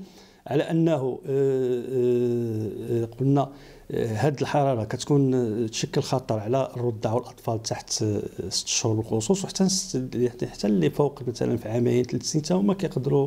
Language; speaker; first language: Arabic; native; Arabic